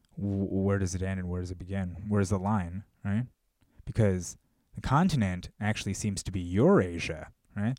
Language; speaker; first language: English; early bilingual, other home language; Korean